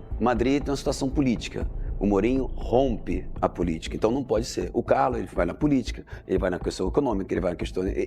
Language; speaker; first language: Portuguese; native; Portuguese